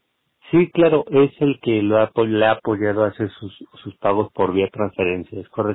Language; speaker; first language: Spanish; native; Spanish